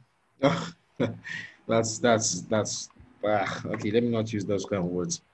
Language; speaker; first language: English; non-native, local second language; Yoruba